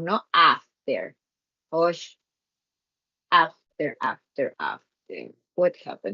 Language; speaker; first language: English; non-native, learner; Spanish